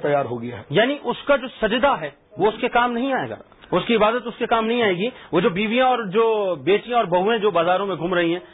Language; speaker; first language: Urdu; native; Urdu